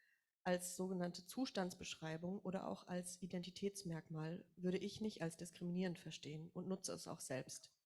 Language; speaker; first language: German; native; German